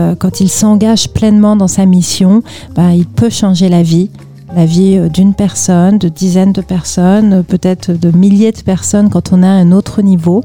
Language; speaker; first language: French; native; French